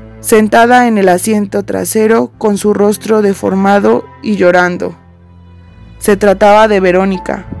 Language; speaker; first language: Spanish; native; Spanish